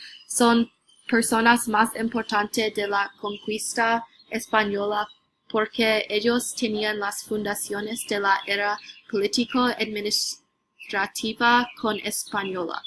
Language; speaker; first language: Spanish; non-native, learner; English